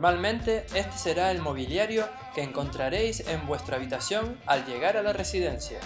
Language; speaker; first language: Spanish; native; Spanish